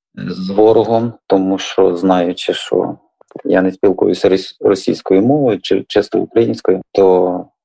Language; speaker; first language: Ukrainian; native; Ukrainian